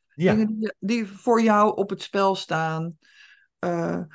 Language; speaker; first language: Dutch; native; Dutch